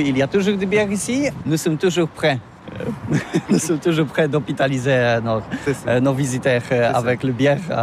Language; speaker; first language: French; non-native, learner; Polish